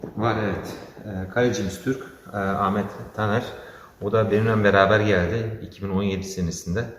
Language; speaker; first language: Turkish; early bilingual, heritage; Turkish